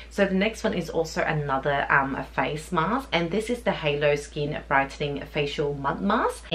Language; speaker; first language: English; native; English